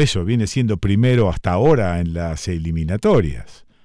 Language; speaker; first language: Spanish; native; Spanish